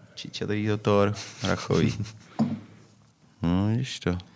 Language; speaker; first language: Czech; native; Czech